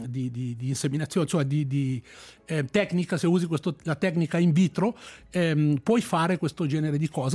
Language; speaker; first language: Italian; native; Italian